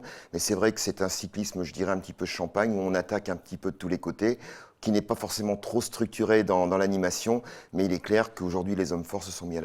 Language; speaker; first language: French; native; French